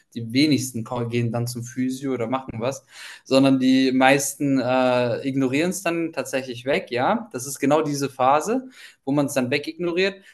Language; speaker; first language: German; early bilingual, other home language; Ukrainian